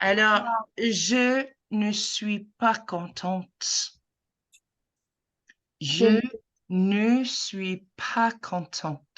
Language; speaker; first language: French; non-native, fluent; English